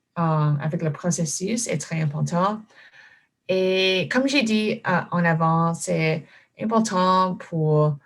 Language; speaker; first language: French; non-native, fluent; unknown